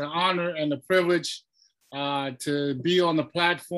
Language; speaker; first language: English; early bilingual, other home language; Tongan